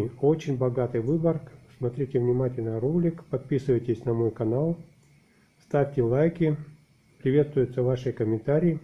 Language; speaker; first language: Russian; native; Russian